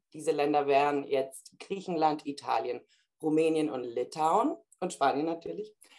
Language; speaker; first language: German; early bilingual, heritage; German